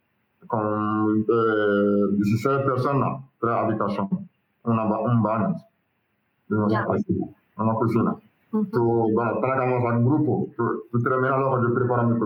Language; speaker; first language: Spanish; non-native, learner; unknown